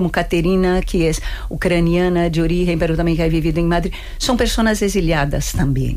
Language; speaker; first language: Spanish; non-native, fluent; Portuguese